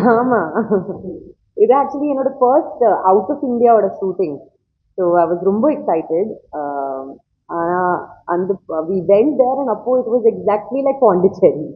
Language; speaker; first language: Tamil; non-native, learner; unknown